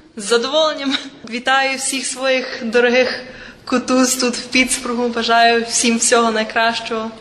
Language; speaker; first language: Ukrainian; early bilingual, heritage; Ukrainian